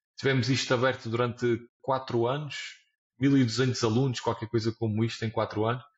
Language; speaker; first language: Portuguese; native; Portuguese